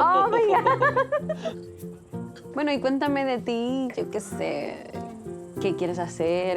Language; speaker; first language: Spanish; native; Spanish